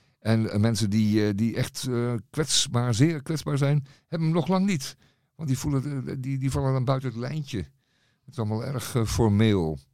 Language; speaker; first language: Dutch; native; Dutch